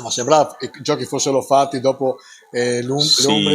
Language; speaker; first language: Italian; native; Italian